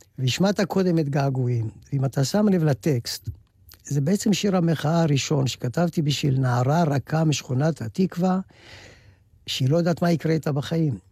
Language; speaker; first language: Hebrew; native; Hebrew